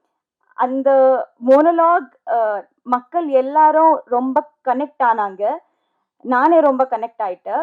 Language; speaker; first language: Tamil; non-native, learner; Telugu